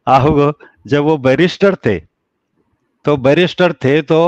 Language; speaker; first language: Hindi; native; Hindi